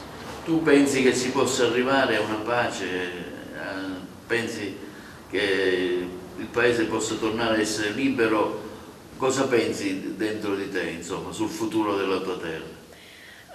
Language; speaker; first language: Italian; native; Italian